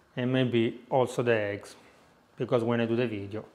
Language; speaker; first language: English; non-native, fluent; Italian